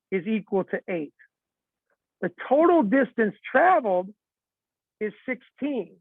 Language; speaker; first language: English; native; English